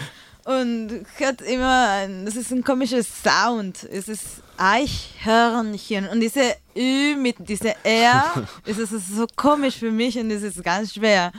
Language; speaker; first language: German; non-native, learner; Spanish